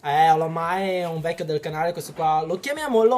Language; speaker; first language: Italian; early bilingual, other home language; Chinese